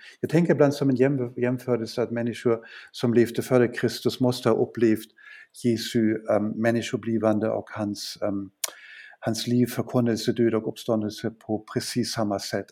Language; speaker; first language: Swedish; non-native, fluent; German